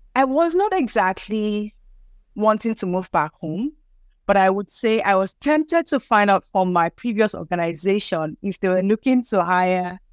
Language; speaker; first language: English; non-native, local second language; Yoruba